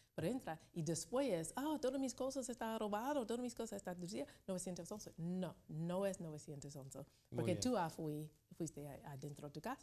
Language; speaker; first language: Spanish; non-native, learner; English